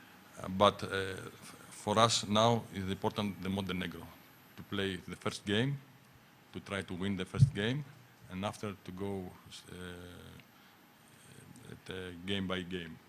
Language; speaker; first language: English; non-native, learner; Greek